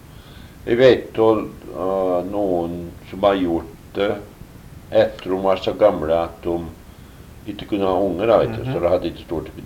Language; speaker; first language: Norwegian; early bilingual, heritage; Norwegian